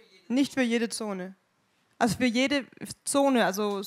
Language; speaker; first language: German; non-native, learner; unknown